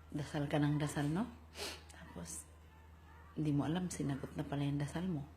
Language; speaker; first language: Filipino; non-native, local second language; Cebuano